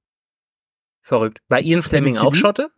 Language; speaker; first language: German; native; German